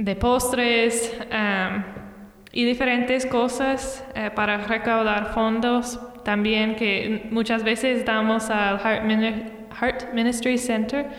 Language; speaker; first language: Spanish; non-native, fluent; English